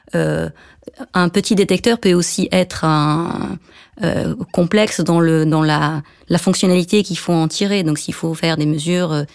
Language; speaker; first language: French; non-native, local second language; Arabic